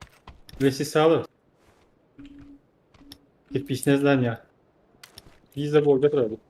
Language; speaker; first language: Russian; non-native, local second language; Yakut